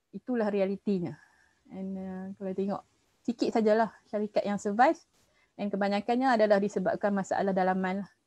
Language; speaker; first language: Malay; native; Malay